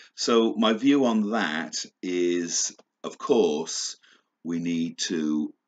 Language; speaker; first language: English; native; English